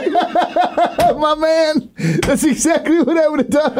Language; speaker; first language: English; native; English